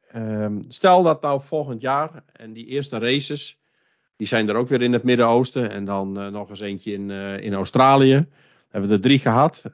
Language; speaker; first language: Dutch; native; Dutch